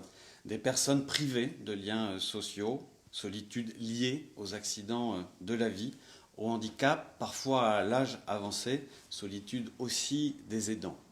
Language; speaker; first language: French; native; French